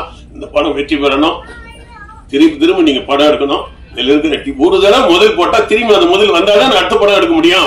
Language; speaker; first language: Tamil; native; Tamil